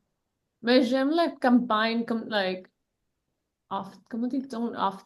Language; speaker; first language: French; non-native, learner; English